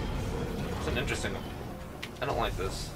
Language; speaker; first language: English; native; English